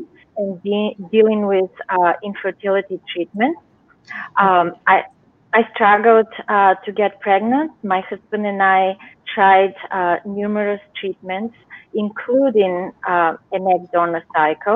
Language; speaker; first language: English; non-native, fluent; Bulgarian